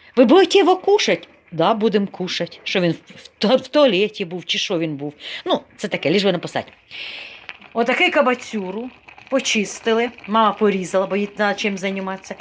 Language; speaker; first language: Ukrainian; non-native, local second language; Russian